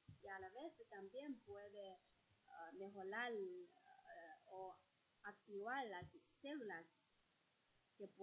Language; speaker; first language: Spanish; non-native, fluent; Chinese